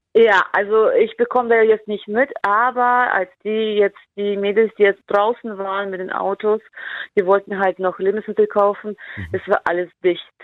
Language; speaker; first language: German; non-native, fluent; Ukrainian